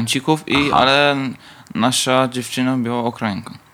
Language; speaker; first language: Polish; non-native, fluent; Persian